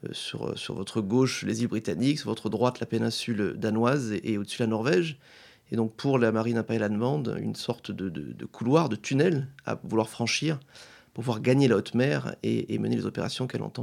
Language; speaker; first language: French; native; French